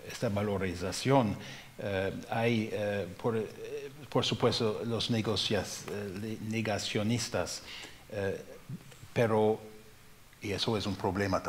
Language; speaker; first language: Spanish; non-native, fluent; German